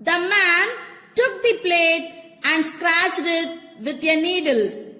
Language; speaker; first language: English; non-native, local second language; Tamil